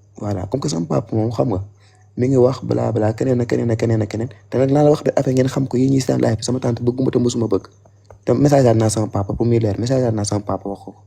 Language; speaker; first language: Wolof; native; Wolof